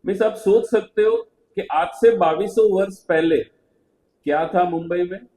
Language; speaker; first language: Hindi; non-native, local second language; Marathi